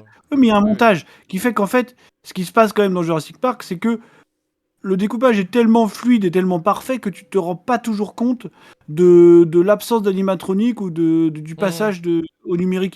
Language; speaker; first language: French; native; French